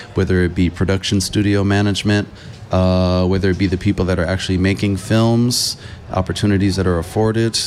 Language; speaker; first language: English; native; English